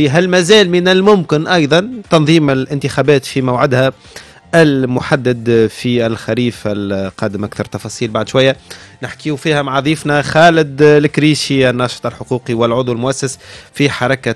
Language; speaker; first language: Arabic; native; Arabic